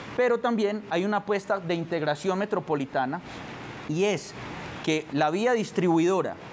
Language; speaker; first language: Spanish; native; Spanish